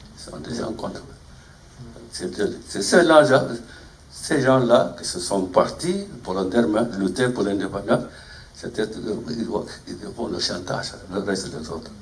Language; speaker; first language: French; non-native, fluent; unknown